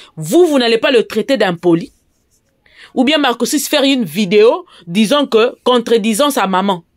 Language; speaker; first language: French; non-native, local second language; Lingala